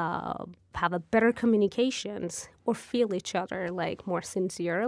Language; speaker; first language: English; non-native, fluent; Persian